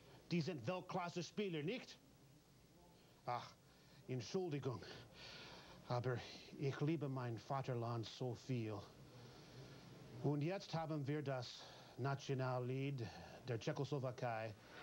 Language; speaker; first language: German; non-native, learner; English